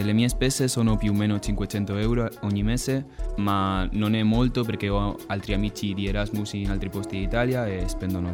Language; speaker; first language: Italian; non-native, fluent; Spanish